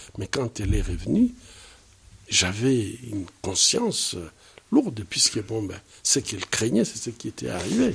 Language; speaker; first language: French; non-native, local second language; Swahili